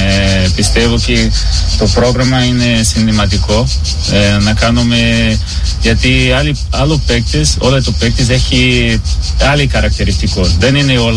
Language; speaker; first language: Greek; non-native, learner; Portuguese